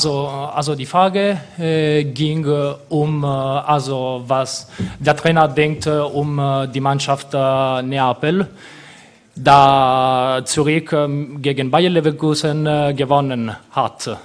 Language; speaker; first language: German; non-native, fluent; Italian